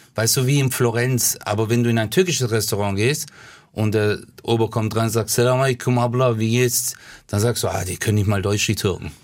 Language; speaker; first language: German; early bilingual, other home language; Turkish